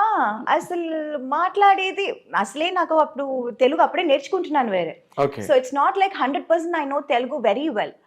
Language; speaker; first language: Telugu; non-native, local second language; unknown